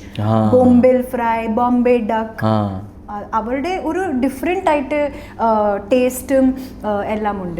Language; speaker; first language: Malayalam; early bilingual, heritage; English